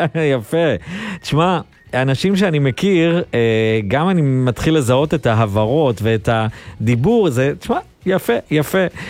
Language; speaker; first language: Hebrew; native; Hebrew